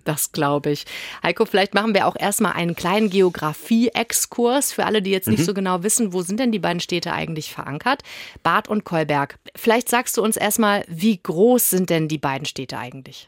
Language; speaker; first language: German; native; German